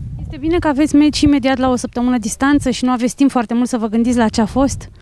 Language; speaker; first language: Romanian; native; Romanian